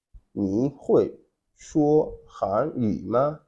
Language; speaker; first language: Chinese; non-native, fluent; Wolof